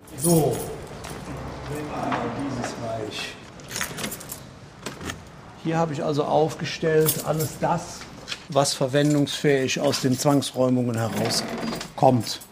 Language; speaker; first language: German; native; German